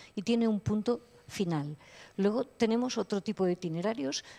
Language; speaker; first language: Spanish; native; Spanish